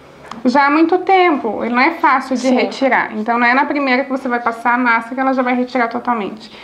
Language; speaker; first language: Portuguese; native; Portuguese